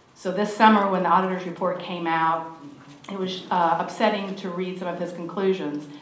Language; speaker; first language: English; native; English